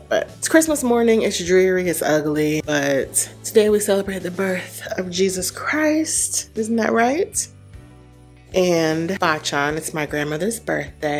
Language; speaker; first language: English; native; English